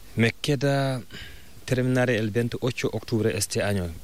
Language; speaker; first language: Spanish; non-native, learner; Fula